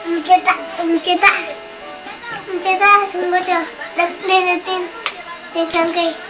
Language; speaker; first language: Cantonese; early bilingual, heritage; Cantonese